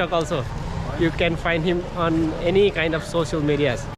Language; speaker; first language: English; non-native, fluent; Nepali